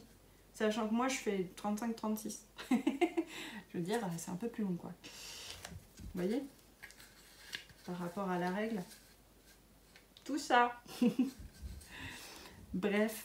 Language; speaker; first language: French; native; French